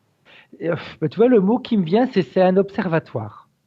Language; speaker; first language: French; native; French